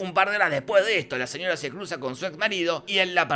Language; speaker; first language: Spanish; native; Spanish